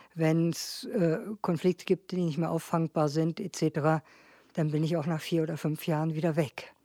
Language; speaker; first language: German; native; German